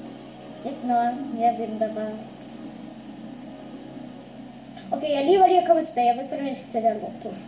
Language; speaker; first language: Danish; early bilingual, other home language; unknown